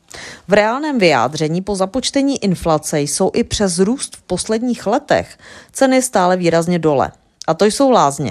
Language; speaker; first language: Czech; native; Czech